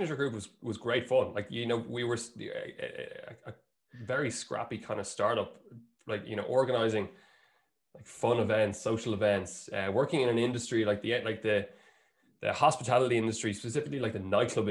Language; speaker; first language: English; native; English